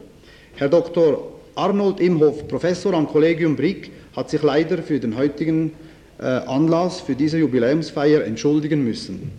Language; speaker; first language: German; native; German